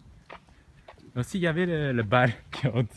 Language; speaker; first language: French; early bilingual, other home language; Japanese